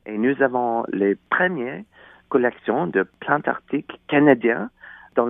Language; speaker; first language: French; non-native, learner; English